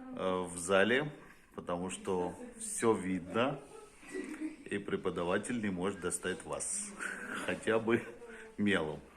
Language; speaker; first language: Russian; non-native, fluent; Hindi